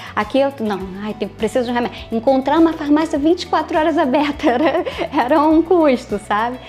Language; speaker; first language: Portuguese; native; Portuguese